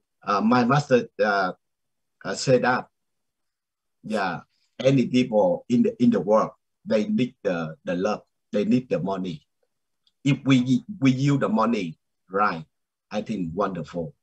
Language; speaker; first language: English; non-native, learner; Vietnamese